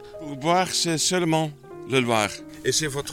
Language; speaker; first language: French; non-native, learner; Dutch